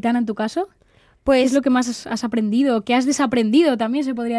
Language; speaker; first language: Spanish; native; Spanish